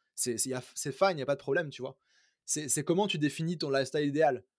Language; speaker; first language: French; native; French